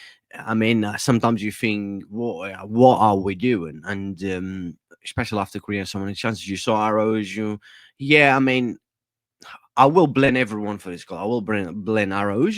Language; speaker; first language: English; non-native, fluent; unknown